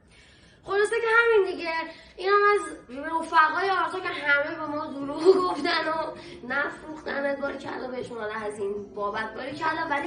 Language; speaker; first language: Persian; native; Persian